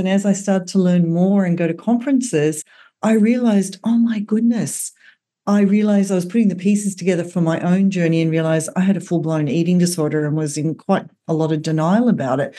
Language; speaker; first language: English; native; English